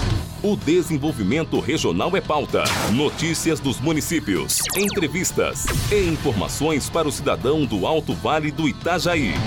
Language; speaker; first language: Portuguese; native; Portuguese